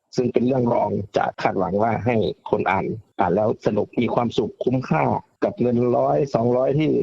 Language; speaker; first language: Thai; native; Thai